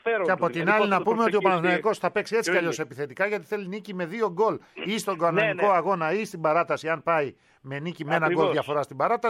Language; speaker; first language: Greek; native; Greek